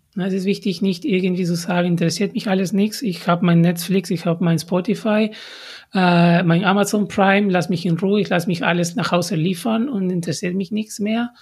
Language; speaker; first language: German; non-native, fluent; Spanish